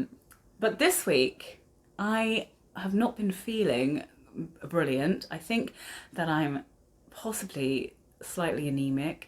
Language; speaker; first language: English; native; English